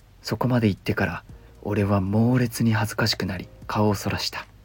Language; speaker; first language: Japanese; native; Japanese